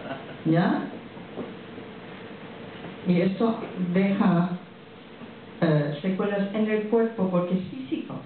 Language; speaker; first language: Spanish; non-native, fluent; French